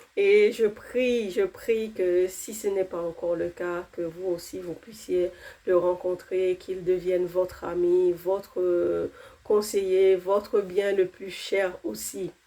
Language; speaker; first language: French; non-native, local second language; Haitian Creole